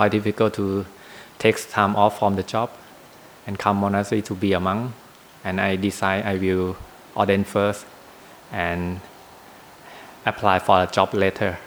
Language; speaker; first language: English; non-native, learner; Thai